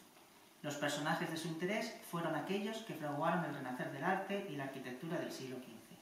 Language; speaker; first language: Spanish; native; Spanish